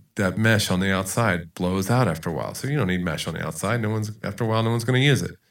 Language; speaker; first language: English; native; English